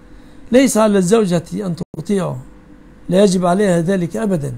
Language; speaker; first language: Arabic; native; Arabic